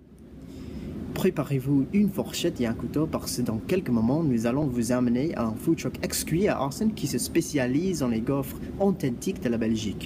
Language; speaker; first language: French; non-native, learner; English